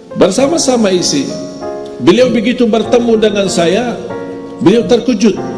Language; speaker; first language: Indonesian; non-native, fluent; Arabic